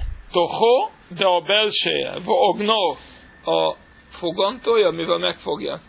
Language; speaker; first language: Hungarian; non-native, fluent; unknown